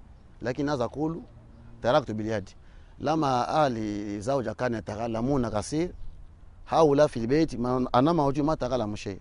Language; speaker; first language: Arabic; non-native, learner; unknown